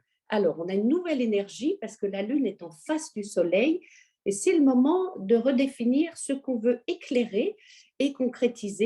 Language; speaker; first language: French; native; French